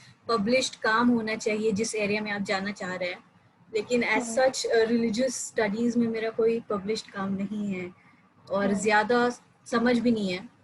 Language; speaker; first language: Hindi; native; Hindi